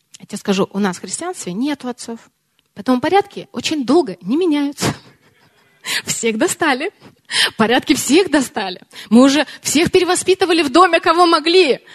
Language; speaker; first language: Russian; early bilingual, heritage; Russian